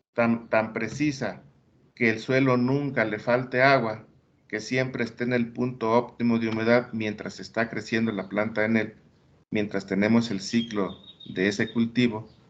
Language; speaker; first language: Spanish; native; Spanish